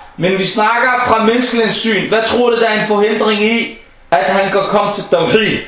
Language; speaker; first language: Danish; non-native, fluent; Arabic